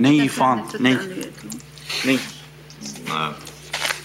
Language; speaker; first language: Swedish; non-native, fluent; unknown